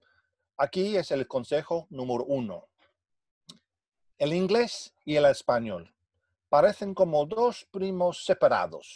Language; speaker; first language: Spanish; non-native, fluent; English